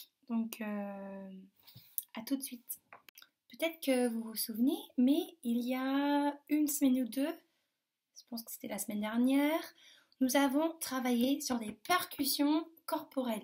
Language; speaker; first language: French; native; French